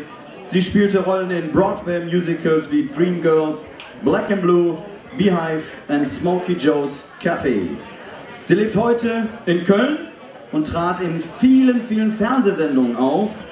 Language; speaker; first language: German; native; German